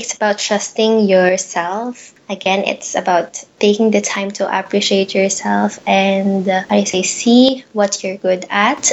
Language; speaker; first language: English; non-native, local second language; Pampanga